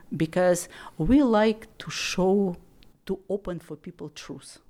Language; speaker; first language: English; non-native, learner; Russian